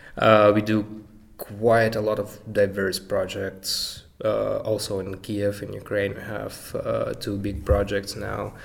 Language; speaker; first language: English; non-native, fluent; Ukrainian